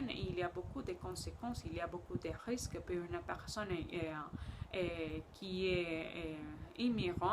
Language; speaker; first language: French; non-native, learner; Spanish